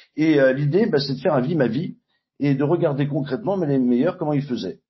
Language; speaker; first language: French; native; French